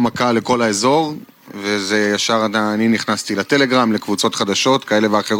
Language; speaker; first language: Hebrew; native; Hebrew